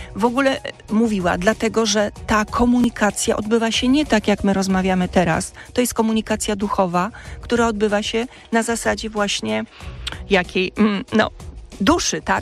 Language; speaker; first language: Polish; native; Polish